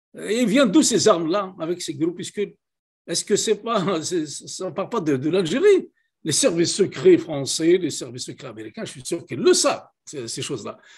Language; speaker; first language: French; non-native, local second language; Kabyle